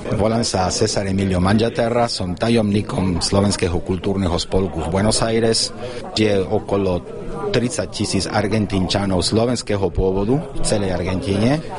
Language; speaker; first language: Slovak; non-native, fluent; Spanish